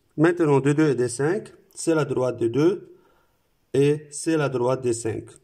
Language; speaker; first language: French; non-native, local second language; Arabic